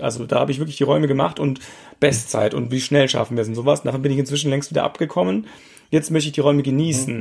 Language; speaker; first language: German; native; German